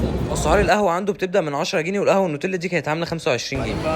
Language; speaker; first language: Arabic; native; Arabic